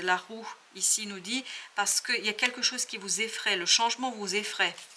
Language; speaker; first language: French; native; French